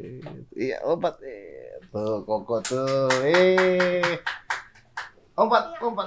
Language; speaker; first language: Indonesian; native; Indonesian